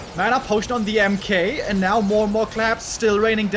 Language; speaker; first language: English; non-native, fluent; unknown